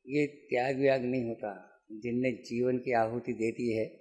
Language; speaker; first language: Hindi; native; Hindi